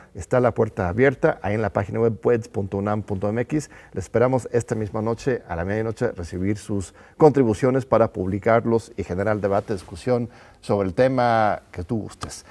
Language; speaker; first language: Spanish; non-native, fluent; English